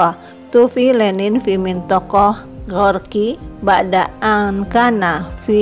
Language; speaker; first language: Arabic; non-native, fluent; Indonesian